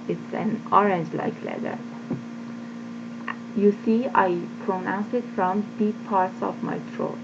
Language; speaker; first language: English; non-native, fluent; Persian